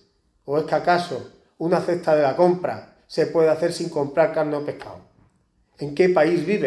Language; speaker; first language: Spanish; native; Spanish